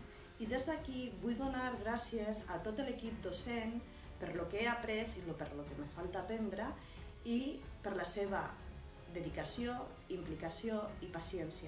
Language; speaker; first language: Catalan; non-native, local second language; Spanish